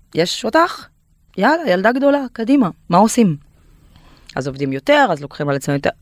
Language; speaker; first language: Hebrew; non-native, fluent; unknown